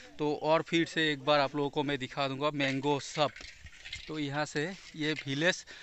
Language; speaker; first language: Hindi; non-native, local second language; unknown